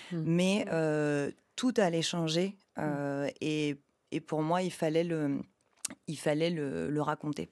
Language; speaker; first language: French; native; French